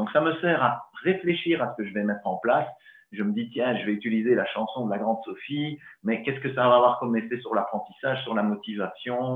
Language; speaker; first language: French; native; French